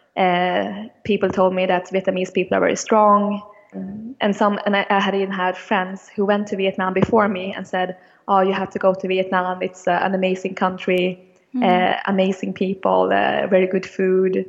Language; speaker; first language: English; non-native, fluent; Swedish